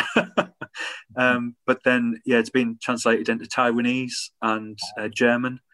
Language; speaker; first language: English; native; English